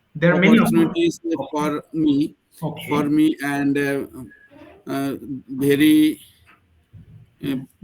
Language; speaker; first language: English; non-native, learner; Bangla